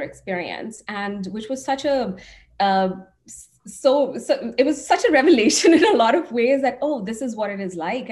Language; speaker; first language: English; non-native, local second language; Hindi